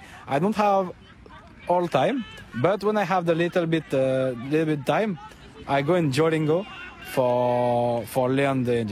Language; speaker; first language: English; non-native, learner; French